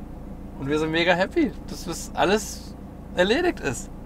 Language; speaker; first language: German; native; German